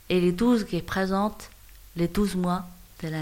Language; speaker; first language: French; non-native, learner; Chinese